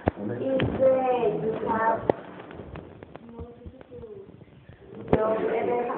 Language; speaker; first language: English; non-native, learner; Spanish